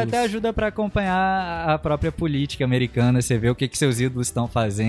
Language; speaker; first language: Portuguese; native; Portuguese